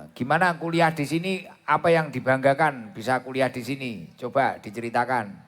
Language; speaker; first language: Indonesian; non-native, local second language; Javanese